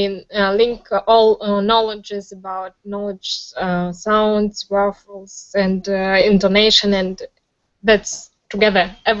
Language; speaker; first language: English; non-native, learner; Russian